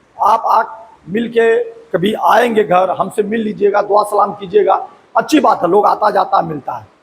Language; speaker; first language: Hindi; native; Hindi